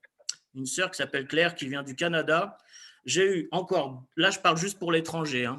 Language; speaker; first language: French; native; French